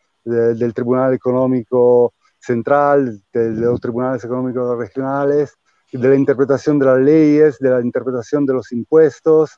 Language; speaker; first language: Spanish; non-native, fluent; Italian